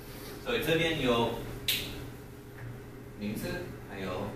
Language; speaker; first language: Chinese; non-native, fluent; English